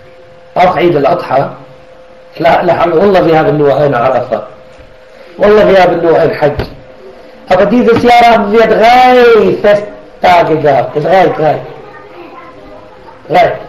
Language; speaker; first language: German; non-native, fluent; Arabic